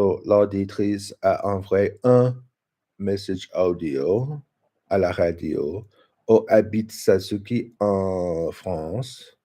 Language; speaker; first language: French; non-native, learner; English